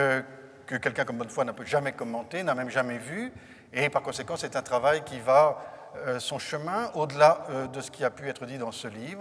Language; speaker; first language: French; native; French